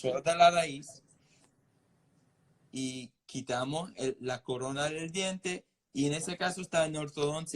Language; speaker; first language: Spanish; non-native, fluent; English